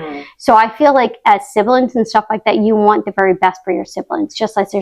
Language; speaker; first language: English; native; English